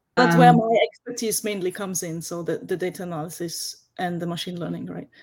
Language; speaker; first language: English; non-native, fluent; German